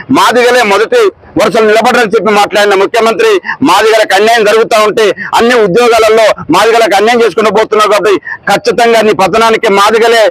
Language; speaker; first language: Telugu; native; Telugu